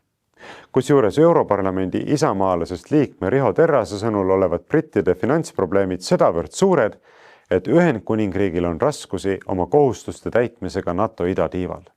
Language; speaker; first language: Estonian; native; Estonian